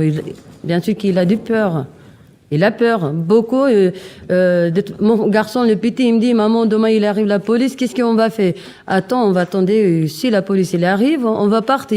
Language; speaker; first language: French; non-native, learner; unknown